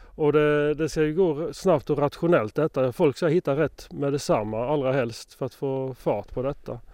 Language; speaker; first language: Swedish; native; Swedish